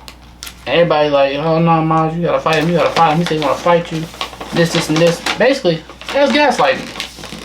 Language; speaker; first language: English; native; English